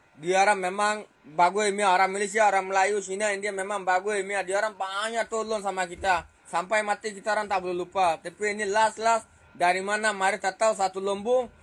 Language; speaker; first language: Malay; non-native, fluent; Rohingya